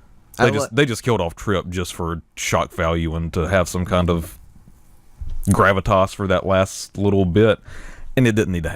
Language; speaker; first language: English; native; English